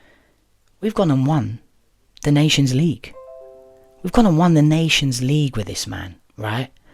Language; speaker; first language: English; native; English